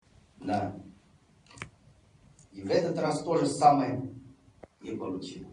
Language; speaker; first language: Russian; non-native, fluent; Chinese